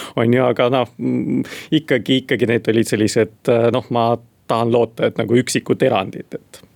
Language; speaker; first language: Estonian; non-native, local second language; Russian